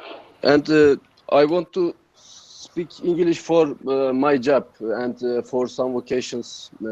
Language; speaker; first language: English; non-native, learner; Turkish